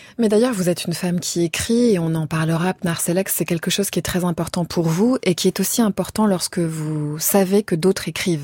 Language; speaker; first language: French; native; French